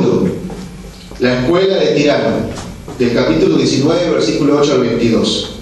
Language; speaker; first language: Spanish; non-native, fluent; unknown